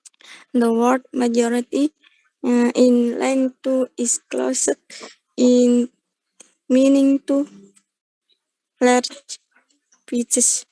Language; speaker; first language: English; non-native, learner; Indonesian